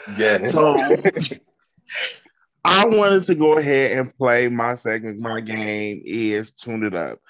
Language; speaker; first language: English; native; English